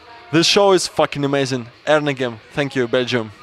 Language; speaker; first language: English; non-native, learner; Russian